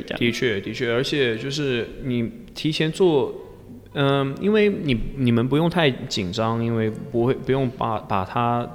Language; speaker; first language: Chinese; non-native, fluent; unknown